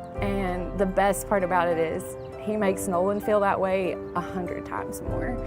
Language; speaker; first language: English; native; English